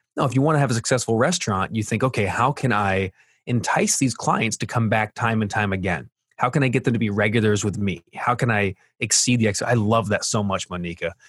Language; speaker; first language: English; native; English